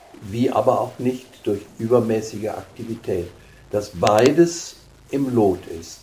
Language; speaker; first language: German; native; German